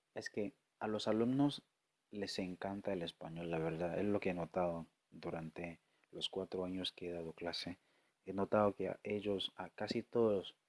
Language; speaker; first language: Spanish; non-native, fluent; French